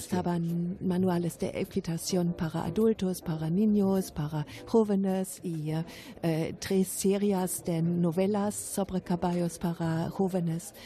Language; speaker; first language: Spanish; non-native, fluent; German